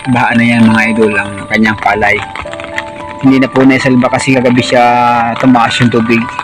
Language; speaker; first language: Filipino; non-native, local second language; Bikol